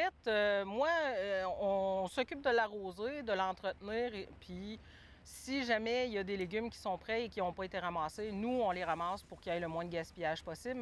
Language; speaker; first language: French; native; French